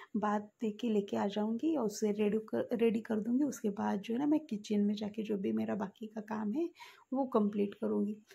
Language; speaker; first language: Hindi; non-native, local second language; Marathi